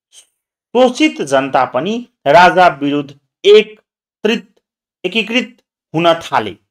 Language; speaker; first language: Nepali; non-native, local second language; Maithili